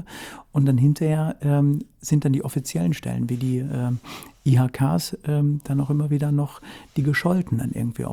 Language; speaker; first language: German; native; German